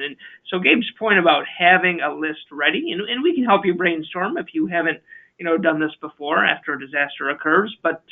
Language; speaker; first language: English; native; English